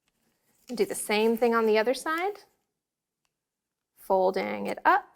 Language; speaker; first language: English; native; English